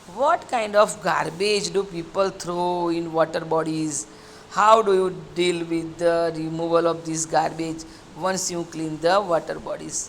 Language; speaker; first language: English; non-native, local second language; Gujarati